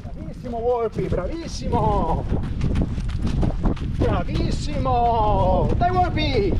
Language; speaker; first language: Italian; native; Italian